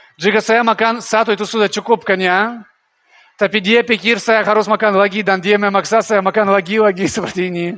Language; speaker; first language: Indonesian; non-native, learner; Russian